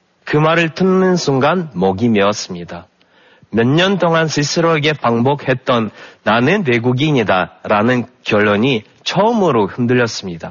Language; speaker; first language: Korean; non-native, fluent; Russian